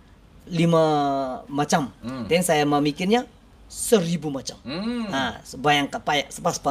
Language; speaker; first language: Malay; non-native, learner; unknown